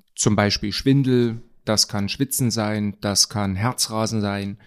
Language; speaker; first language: German; native; German